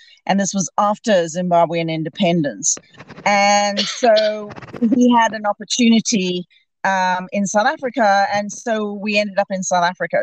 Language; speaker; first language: English; native; English